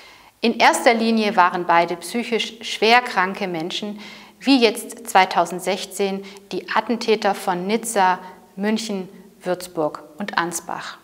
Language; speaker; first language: German; native; German